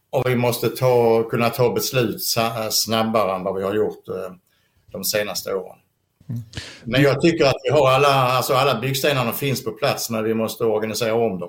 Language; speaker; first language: Swedish; native; Swedish